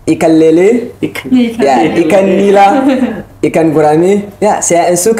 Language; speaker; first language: Indonesian; non-native, learner; Hausa